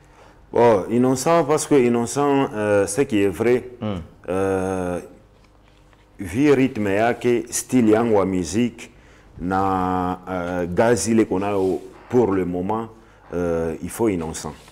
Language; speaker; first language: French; non-native, local second language; Swahili